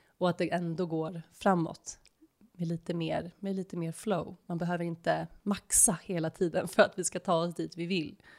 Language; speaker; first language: Swedish; native; Swedish